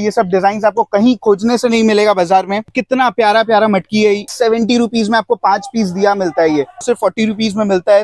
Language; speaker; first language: Hindi; non-native, local second language; Bangla